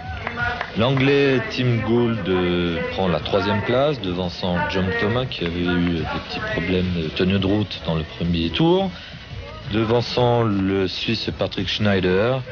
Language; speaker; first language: French; native; French